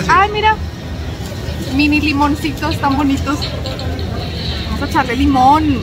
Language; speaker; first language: Spanish; native; Spanish